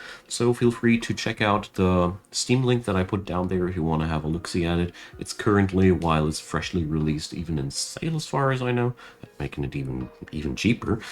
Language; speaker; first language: English; non-native, fluent; German